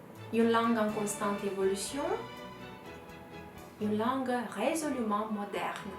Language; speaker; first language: French; non-native, fluent; Romanian